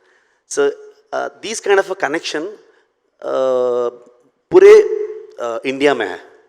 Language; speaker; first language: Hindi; non-native, local second language; Kannada